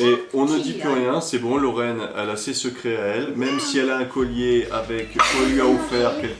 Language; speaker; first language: French; native; French